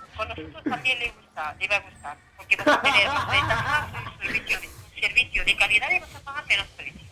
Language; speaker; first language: Spanish; non-native, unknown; French